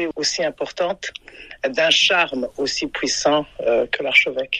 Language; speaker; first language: French; non-native, local second language; Rundi